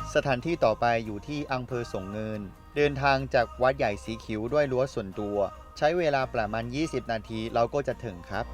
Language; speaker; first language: Thai; non-native, fluent; Chinese